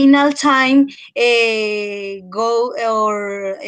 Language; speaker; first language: English; non-native, learner; Spanish